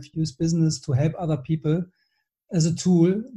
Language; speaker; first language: English; non-native, fluent; German